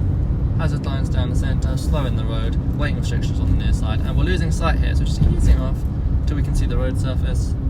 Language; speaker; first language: English; native; English